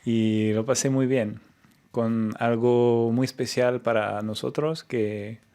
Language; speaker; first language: Spanish; non-native, fluent; French